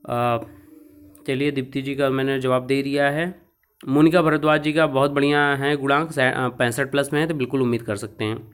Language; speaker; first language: Hindi; native; Hindi